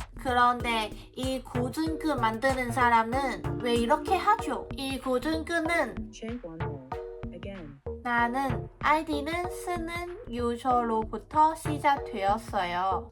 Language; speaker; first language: Korean; non-native, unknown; Cantonese